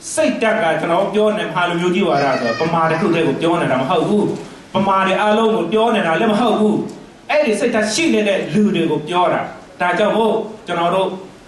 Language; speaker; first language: Burmese; non-native, local second language; Mon